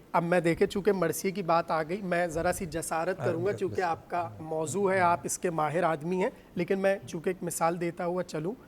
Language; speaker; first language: Urdu; native; Urdu